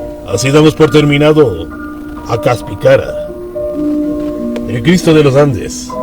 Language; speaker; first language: Spanish; native; Spanish